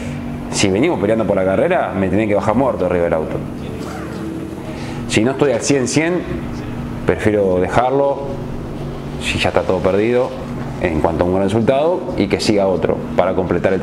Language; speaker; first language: Spanish; native; Spanish